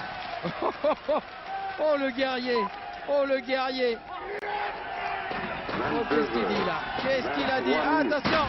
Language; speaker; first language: French; native; French